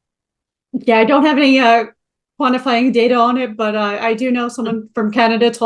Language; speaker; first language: English; native; English